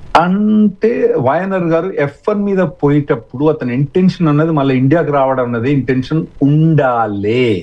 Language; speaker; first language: Telugu; native; Telugu